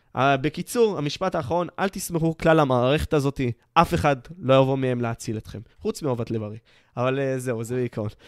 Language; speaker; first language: Hebrew; native; Hebrew